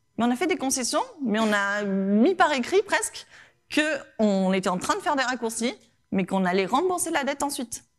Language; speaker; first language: French; non-native, fluent; Spanish